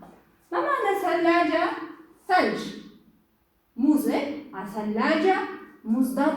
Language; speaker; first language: Arabic; non-native, fluent; Kyrgyz